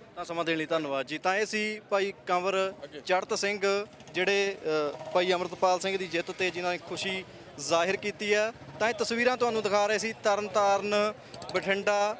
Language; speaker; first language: Punjabi; native; Punjabi